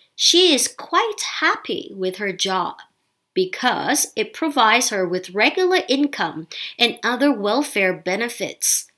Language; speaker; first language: English; non-native, fluent; Thai